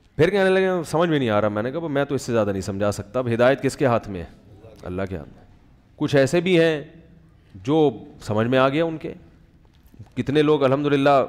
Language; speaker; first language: Urdu; native; Urdu